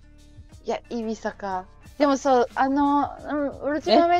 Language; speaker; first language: Spanish; non-native, learner; Japanese